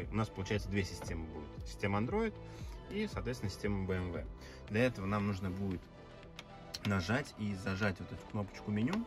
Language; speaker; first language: Russian; native; Russian